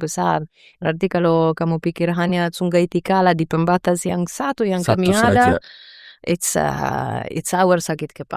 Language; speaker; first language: Indonesian; non-native, fluent; Italian